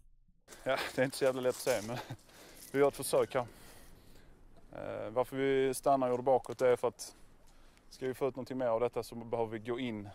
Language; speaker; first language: Swedish; native; Swedish